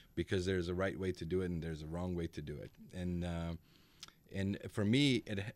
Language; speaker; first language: English; early bilingual, other home language; Macedonian